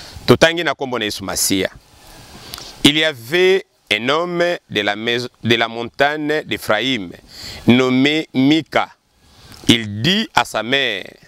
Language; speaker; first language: French; non-native, local second language; Lingala